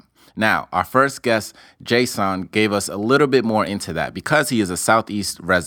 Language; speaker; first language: English; native; English